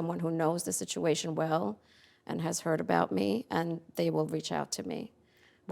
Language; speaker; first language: English; native; English